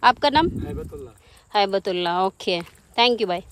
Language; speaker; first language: Hindi; non-native, local second language; Telugu